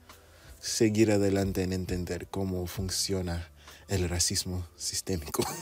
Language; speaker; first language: Spanish; non-native, fluent; English